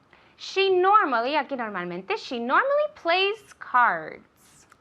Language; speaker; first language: English; non-native, fluent; Spanish